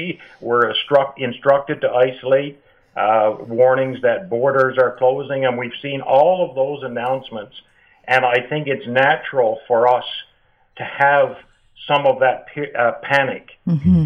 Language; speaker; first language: English; native; English